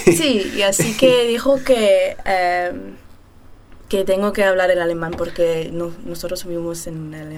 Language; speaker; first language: Spanish; early bilingual, heritage; German